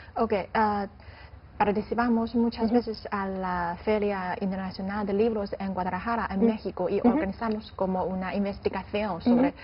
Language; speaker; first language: Spanish; non-native, fluent; Chinese